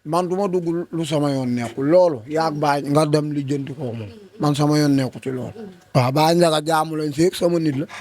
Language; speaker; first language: Wolof; native; Wolof